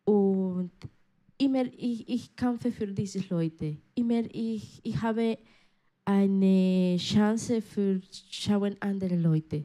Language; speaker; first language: German; non-native, learner; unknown